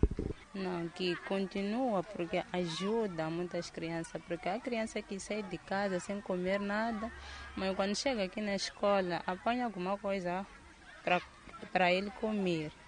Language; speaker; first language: Portuguese; non-native, local second language; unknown